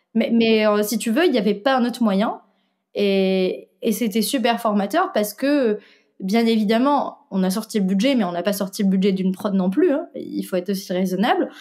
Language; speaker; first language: French; non-native, local second language; Arabic